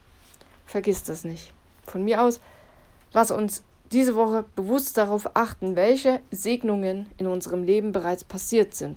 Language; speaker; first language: German; native; German